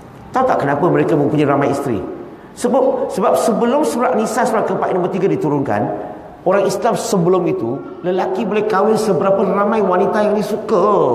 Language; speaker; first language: Malay; native; Malay